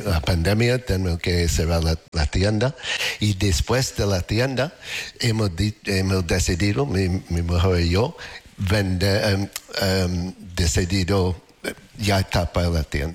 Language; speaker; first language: Spanish; non-native, learner; English